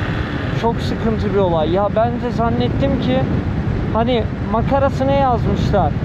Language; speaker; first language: Turkish; native; Turkish